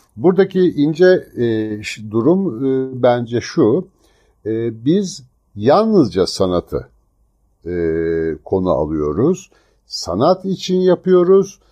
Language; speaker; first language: Turkish; native; Turkish